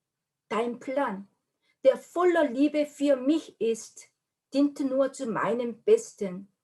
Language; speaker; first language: German; non-native, learner; Korean